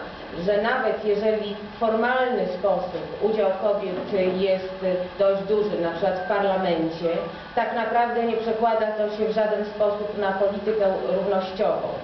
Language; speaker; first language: Polish; native; Polish